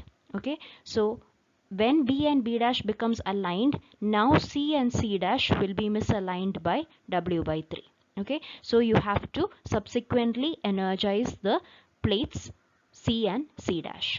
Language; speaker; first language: English; non-native, local second language; Malayalam